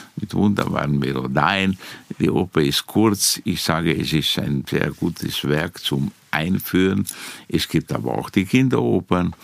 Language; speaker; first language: German; non-native, fluent; Romanian